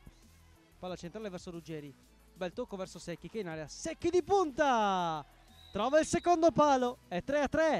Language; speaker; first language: Italian; native; Italian